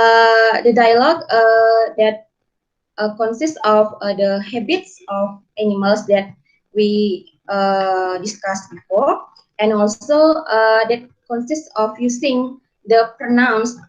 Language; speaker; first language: English; non-native, learner; Indonesian